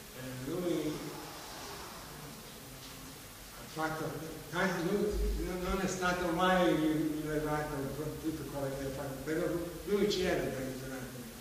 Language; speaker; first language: Italian; non-native, fluent; English